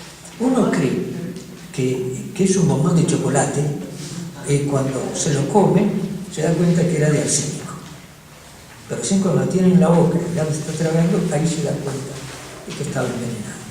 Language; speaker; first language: Spanish; native; Spanish